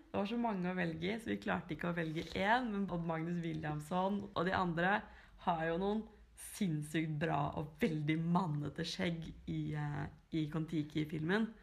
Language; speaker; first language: Norwegian; native; Norwegian